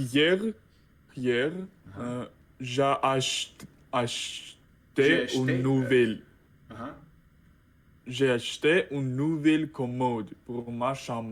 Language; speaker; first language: French; non-native, learner; Russian